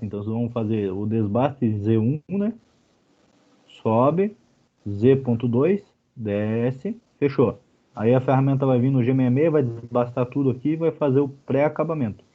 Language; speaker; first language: Portuguese; native; Portuguese